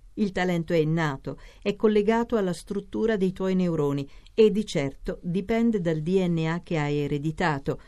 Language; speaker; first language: Italian; native; Italian